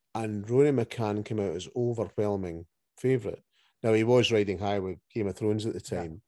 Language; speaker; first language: English; native; English